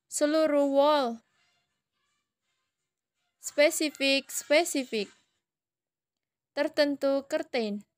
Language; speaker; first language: Indonesian; native; Indonesian